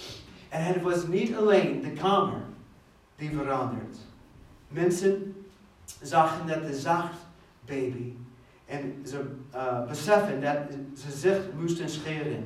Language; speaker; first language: Dutch; non-native, fluent; English